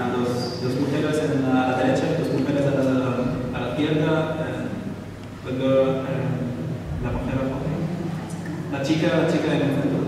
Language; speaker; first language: Spanish; non-native, learner; Arabic